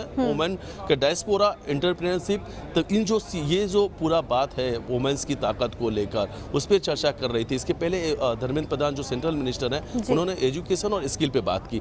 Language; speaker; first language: Hindi; native; Hindi